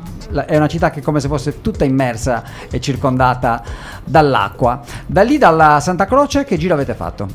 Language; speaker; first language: Italian; native; Italian